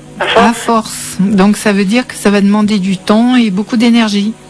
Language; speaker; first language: French; native; French